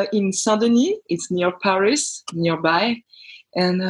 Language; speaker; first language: English; non-native, fluent; French